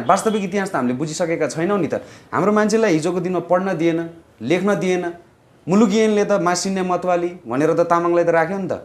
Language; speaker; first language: Nepali; non-native, local second language; Eastern Tamang